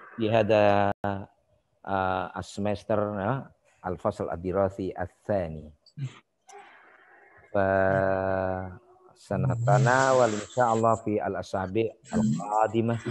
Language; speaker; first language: Arabic; non-native, fluent; Indonesian